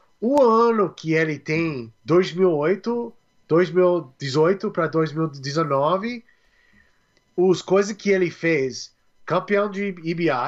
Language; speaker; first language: Portuguese; non-native, learner; English